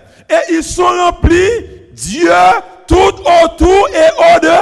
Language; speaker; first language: French; non-native, local second language; Haitian Creole